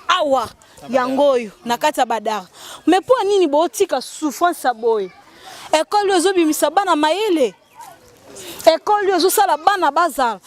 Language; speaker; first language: Lingala; native; Lingala